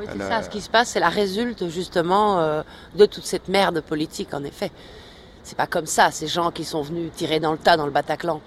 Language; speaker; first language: French; native; French